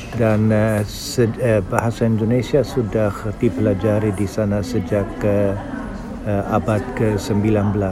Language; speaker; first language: Indonesian; non-native, fluent; German